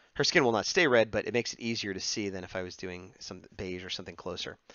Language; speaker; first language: English; native; English